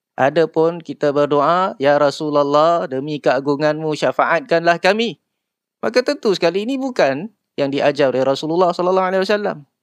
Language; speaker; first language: Malay; native; Malay